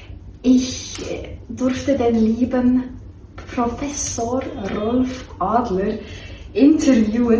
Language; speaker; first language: German; native; German